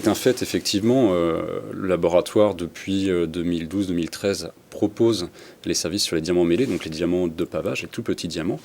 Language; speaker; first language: French; native; French